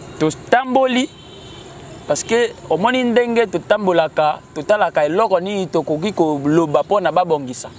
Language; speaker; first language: Lingala; native; Lingala